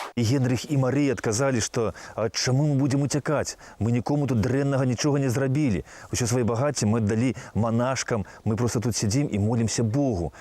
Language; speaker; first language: Belarusian; native; Belarusian